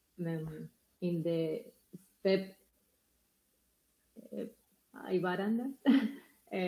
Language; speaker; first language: English; non-native, learner; Spanish